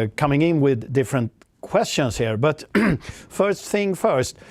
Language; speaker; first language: English; non-native, fluent; Swedish